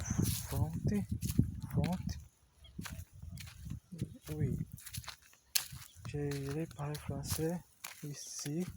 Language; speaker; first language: French; non-native, learner; Portuguese